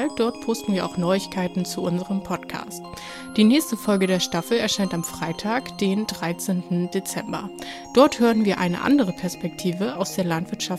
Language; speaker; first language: German; native; German